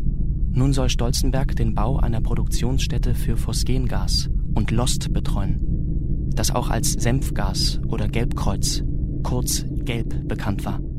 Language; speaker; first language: German; native; German